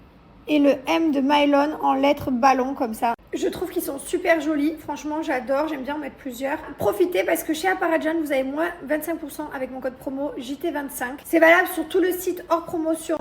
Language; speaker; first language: French; native; French